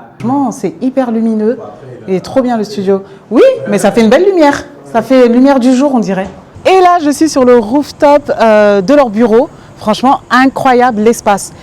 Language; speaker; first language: French; native; French